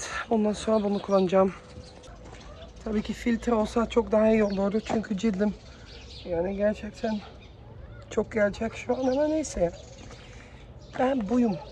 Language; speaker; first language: Turkish; early bilingual, heritage; Dutch